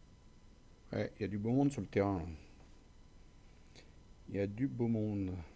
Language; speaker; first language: French; native; French